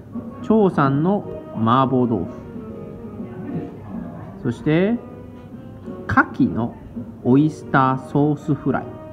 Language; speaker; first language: Japanese; non-native, learner; Chinese